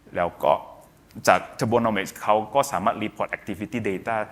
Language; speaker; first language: Thai; non-native, fluent; Indonesian